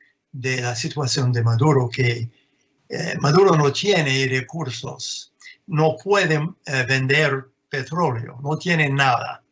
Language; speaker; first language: Spanish; non-native, fluent; English